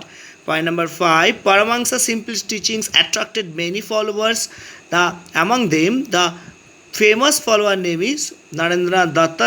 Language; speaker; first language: English; non-native, local second language; Bangla